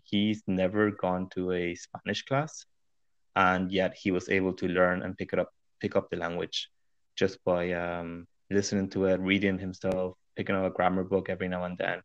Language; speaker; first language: English; non-native, fluent; Spanish